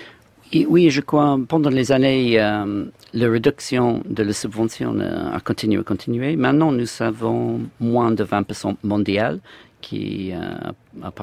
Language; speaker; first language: French; non-native, fluent; English